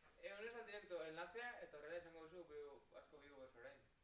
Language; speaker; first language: Basque; non-native, local second language; Spanish